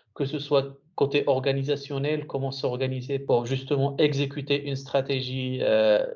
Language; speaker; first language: French; non-native, local second language; Arabic